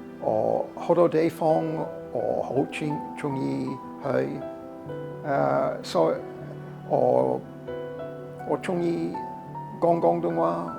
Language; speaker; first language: Cantonese; non-native, learner; English